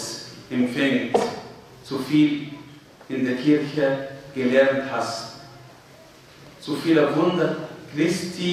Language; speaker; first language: German; non-native, fluent; Arabic